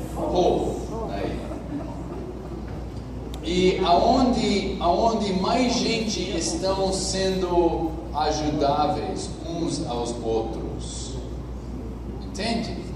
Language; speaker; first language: Portuguese; non-native, fluent; English